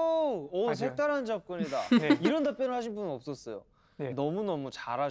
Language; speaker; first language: Korean; native; Korean